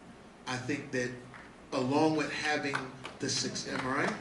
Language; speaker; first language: English; native; English